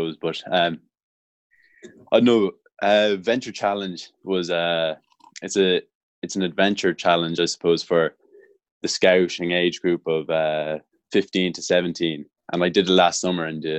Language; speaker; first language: English; native; English